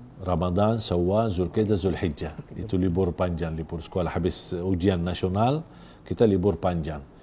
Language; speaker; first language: Indonesian; non-native, fluent; Arabic